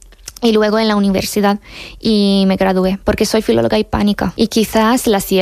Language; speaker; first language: Spanish; non-native, fluent; Hungarian